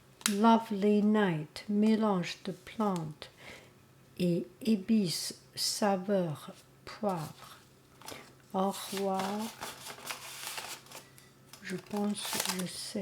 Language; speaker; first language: French; non-native, learner; Chinese